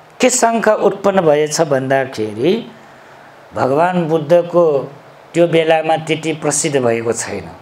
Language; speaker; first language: Nepali; non-native, local second language; Newari